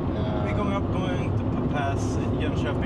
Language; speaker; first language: English; non-native, fluent; Swedish